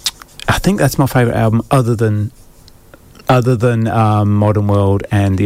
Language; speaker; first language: English; native; English